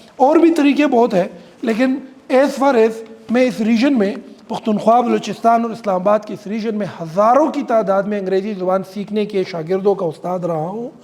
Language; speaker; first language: Urdu; non-native, local second language; Pashto